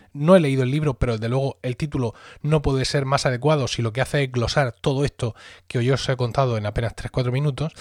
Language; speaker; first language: Spanish; native; Spanish